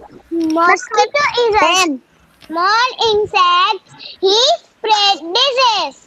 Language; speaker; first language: English; non-native, learner; Hindi